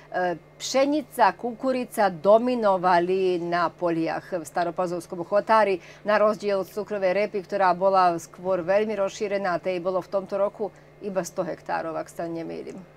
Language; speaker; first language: Slovak; native; Slovak